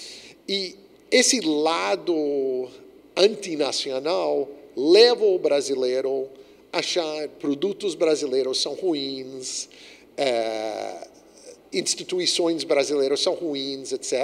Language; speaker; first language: Portuguese; non-native, fluent; English